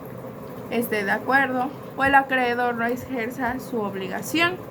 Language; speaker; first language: Spanish; native; Spanish